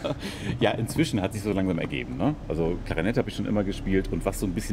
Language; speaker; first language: German; native; German